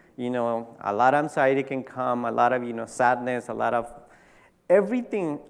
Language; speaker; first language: English; early bilingual, other home language; Spanish